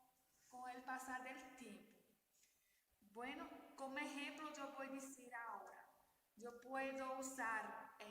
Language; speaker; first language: Spanish; non-native, learner; Portuguese